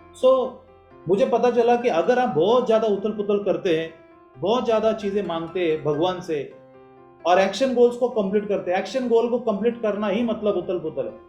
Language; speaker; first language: Hindi; non-native, local second language; Marathi